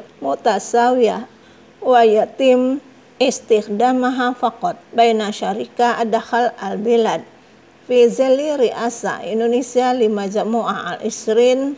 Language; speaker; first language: Arabic; non-native, fluent; Indonesian